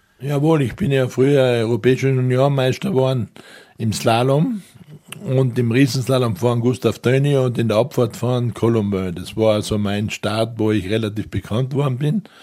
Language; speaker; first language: German; native; German